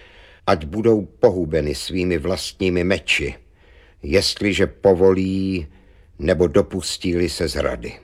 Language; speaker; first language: Czech; native; Czech